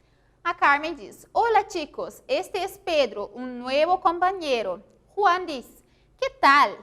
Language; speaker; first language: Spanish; non-native, fluent; Portuguese